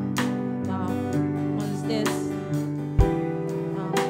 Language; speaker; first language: Russian; non-native, learner; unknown